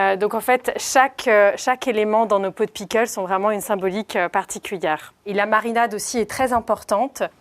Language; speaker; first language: French; native; French